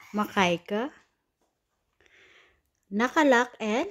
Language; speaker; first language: Dutch; non-native, learner; Filipino